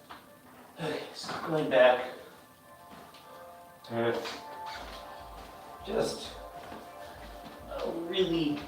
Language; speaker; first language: English; native; English